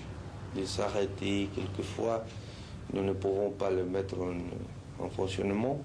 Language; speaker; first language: French; non-native, fluent; Spanish